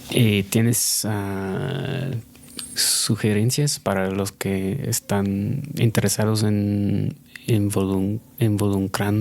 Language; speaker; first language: Spanish; non-native, fluent; English